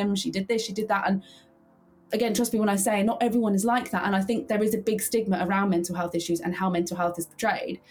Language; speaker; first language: English; early bilingual, heritage; English